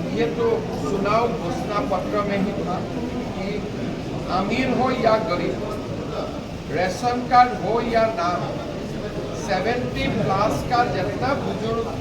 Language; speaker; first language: Hindi; non-native, local second language; Assamese